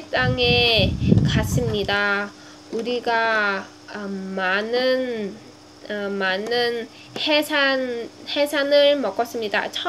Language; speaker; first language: Korean; non-native, learner; Vietnamese